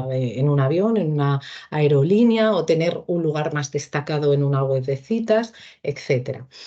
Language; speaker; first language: Spanish; native; Spanish